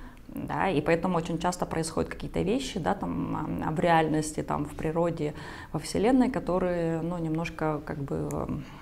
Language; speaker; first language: Russian; native; Russian